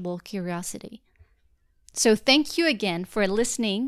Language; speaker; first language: English; non-native, fluent; French